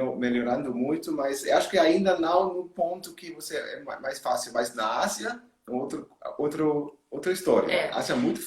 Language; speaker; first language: Portuguese; non-native, learner; German